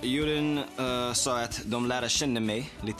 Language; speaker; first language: Swedish; non-native, learner; English